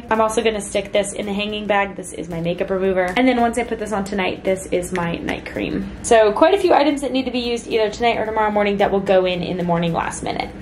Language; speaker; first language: English; native; English